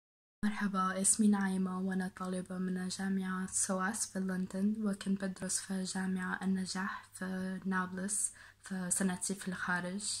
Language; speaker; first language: Arabic; non-native, learner; English